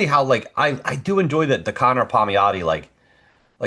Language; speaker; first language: English; native; English